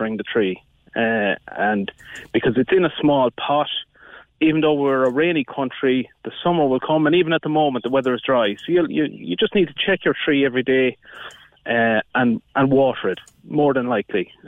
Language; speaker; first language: English; native; English